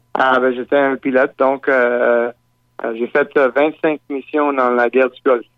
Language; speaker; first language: French; native; French